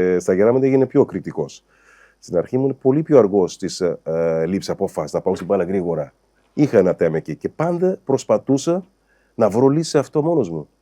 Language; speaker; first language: Greek; non-native, fluent; Portuguese